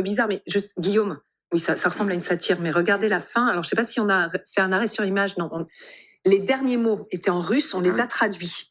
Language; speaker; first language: French; native; French